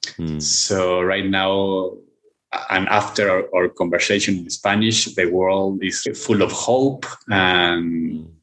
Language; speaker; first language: English; non-native, fluent; Spanish